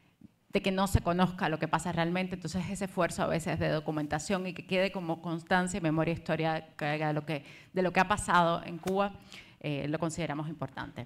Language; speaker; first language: Spanish; native; Spanish